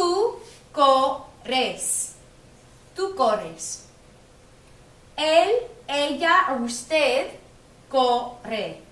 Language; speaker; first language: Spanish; non-native, fluent; English